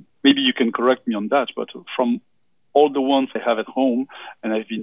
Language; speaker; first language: English; non-native, fluent; French